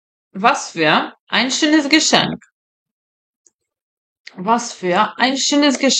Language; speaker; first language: German; non-native, fluent; Serbian